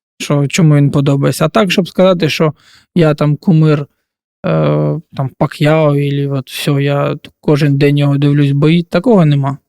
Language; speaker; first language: Ukrainian; non-native, local second language; Russian